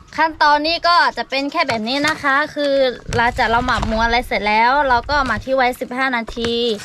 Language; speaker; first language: Thai; non-native, local second language; Lahu